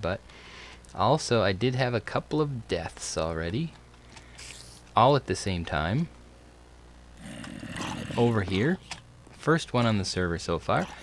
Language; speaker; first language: English; native; English